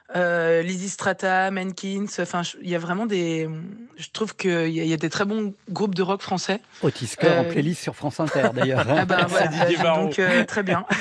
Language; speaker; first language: French; native; French